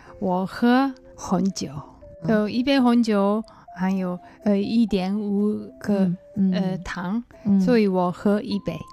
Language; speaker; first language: Chinese; non-native, learner; Japanese